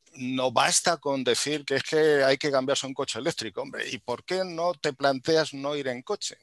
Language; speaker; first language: Spanish; native; Spanish